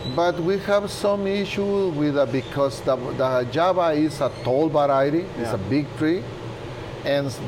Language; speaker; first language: English; non-native, learner; Spanish